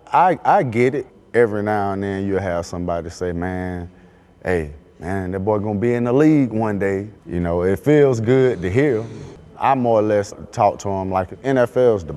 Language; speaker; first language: English; native; English